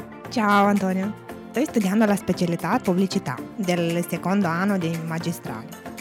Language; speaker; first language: Italian; non-native, learner; Romanian